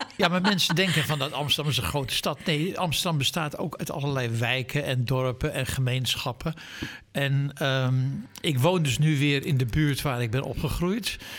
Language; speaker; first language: Dutch; native; Dutch